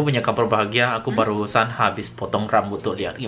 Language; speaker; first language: Indonesian; native; Indonesian